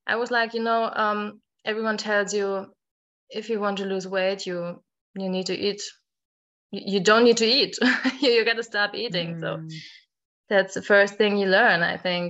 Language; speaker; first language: English; non-native, fluent; German